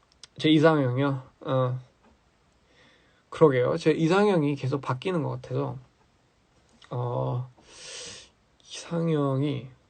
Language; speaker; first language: Korean; early bilingual, heritage; English